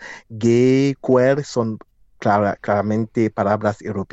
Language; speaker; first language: Spanish; non-native, fluent; English